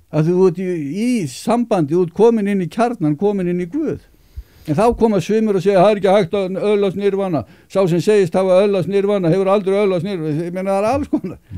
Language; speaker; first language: Icelandic; native; Icelandic